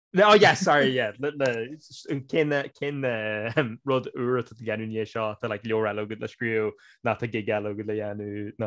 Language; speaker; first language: Irish; native; Irish